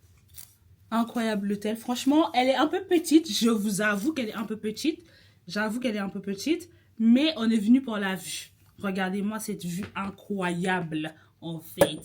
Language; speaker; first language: French; native; French